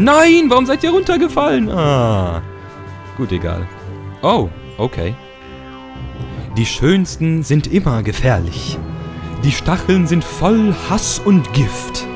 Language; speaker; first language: German; native; German